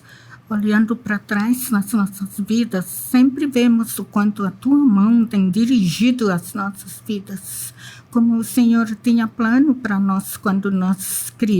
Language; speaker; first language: Portuguese; non-native, fluent; Indonesian